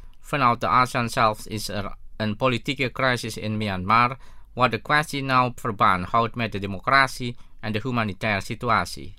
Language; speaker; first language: Dutch; non-native, fluent; Indonesian